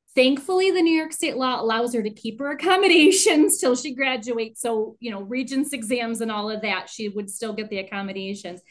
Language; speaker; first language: English; native; English